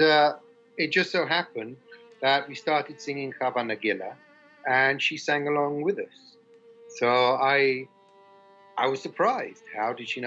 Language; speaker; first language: English; native; English